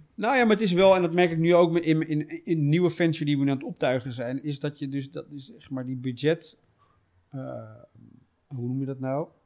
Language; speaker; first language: Dutch; native; Dutch